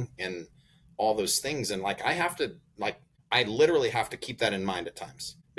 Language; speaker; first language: English; native; English